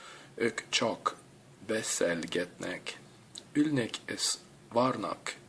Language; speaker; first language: Hungarian; non-native, learner; English